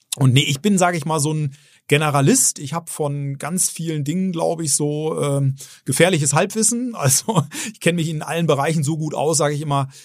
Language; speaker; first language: German; native; German